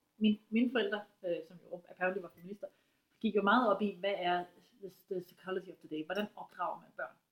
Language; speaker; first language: Danish; native; Danish